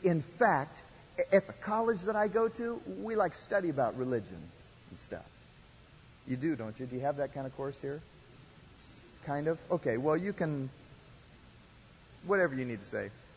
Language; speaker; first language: English; native; English